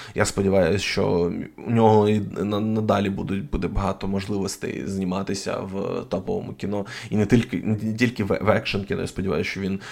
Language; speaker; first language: Ukrainian; non-native, local second language; Russian